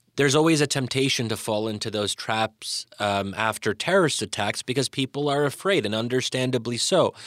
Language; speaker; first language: English; native; English